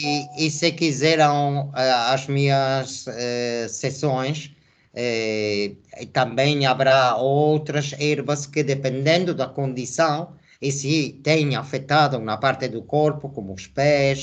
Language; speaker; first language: Portuguese; non-native, fluent; Spanish